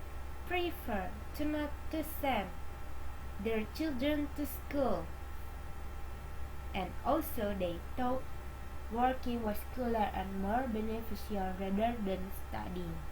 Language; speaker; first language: English; non-native, learner; Indonesian